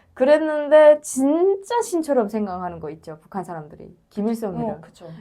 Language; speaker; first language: Korean; native; Korean